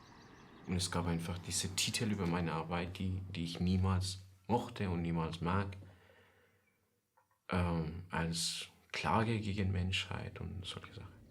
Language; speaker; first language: German; non-native, fluent; Persian